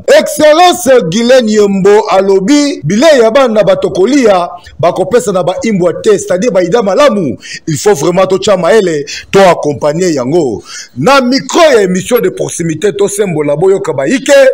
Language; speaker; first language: Lingala; native; Lingala